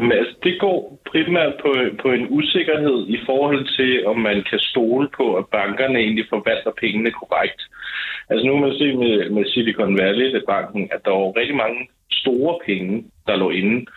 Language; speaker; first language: Danish; native; Danish